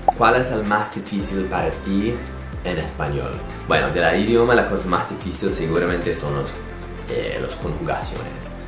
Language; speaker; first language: Spanish; non-native, fluent; English